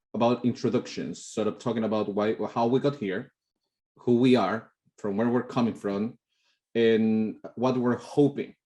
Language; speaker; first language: English; non-native, fluent; Spanish